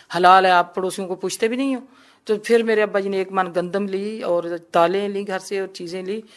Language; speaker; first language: Urdu; non-native, local second language; Punjabi